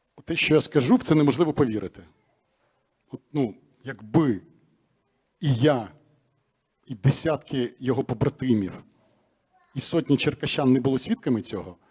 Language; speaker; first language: Ukrainian; native; Ukrainian